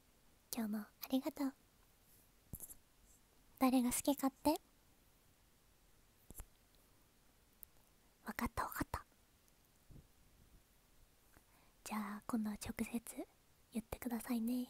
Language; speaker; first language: Japanese; native; Japanese